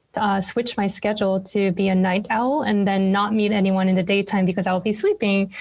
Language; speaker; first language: English; non-native, fluent; Korean